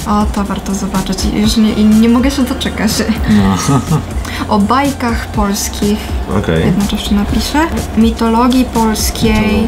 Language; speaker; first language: Polish; non-native, fluent; Japanese